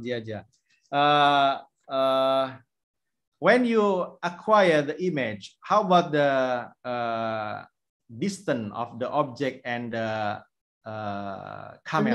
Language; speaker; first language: English; non-native, fluent; Indonesian